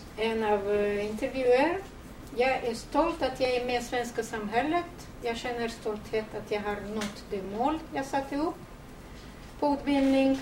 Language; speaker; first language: Swedish; non-native, fluent; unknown